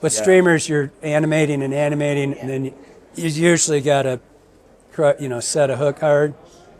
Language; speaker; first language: English; native; English